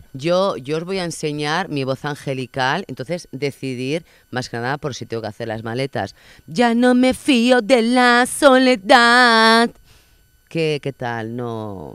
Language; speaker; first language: Spanish; non-native, local second language; Catalan